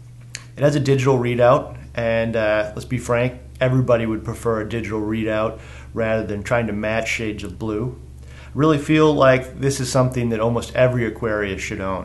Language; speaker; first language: English; native; English